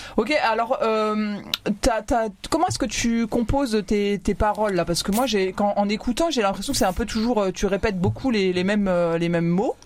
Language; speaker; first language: French; native; French